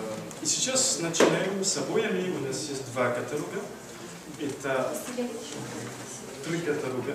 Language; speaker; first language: Russian; non-native, learner; French